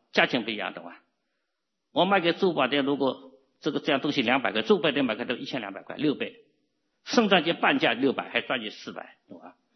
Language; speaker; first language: Chinese; non-native, local second language; Cantonese